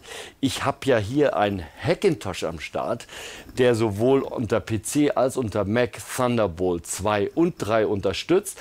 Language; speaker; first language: German; native; German